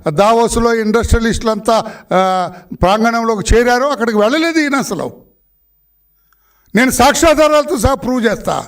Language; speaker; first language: Telugu; native; Telugu